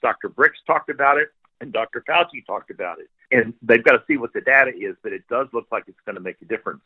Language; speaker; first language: English; native; English